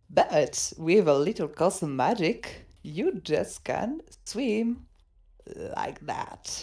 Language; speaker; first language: English; non-native, fluent; French